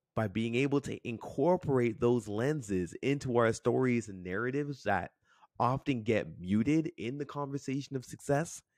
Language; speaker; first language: English; native; English